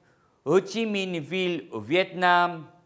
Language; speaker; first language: French; non-native, fluent; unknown